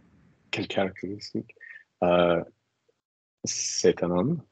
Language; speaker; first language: French; non-native, learner; English